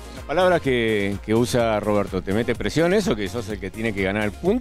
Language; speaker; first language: Spanish; native; Spanish